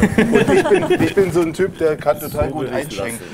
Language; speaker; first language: German; native; German